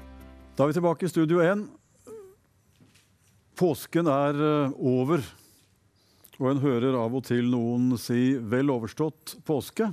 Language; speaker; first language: Norwegian; native; Norwegian